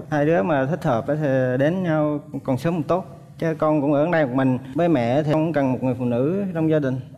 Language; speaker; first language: Vietnamese; native; Vietnamese